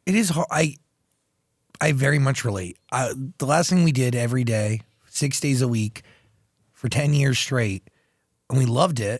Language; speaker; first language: English; native; English